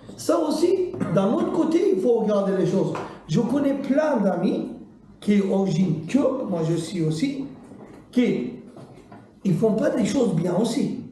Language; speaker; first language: French; non-native, learner; Kurdish